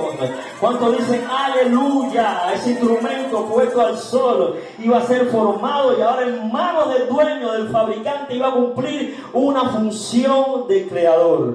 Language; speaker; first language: Spanish; native; Spanish